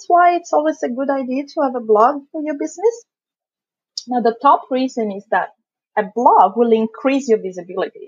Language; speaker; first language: English; non-native, fluent; Italian